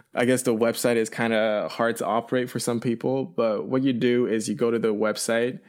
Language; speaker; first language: English; early bilingual, other home language; Chinese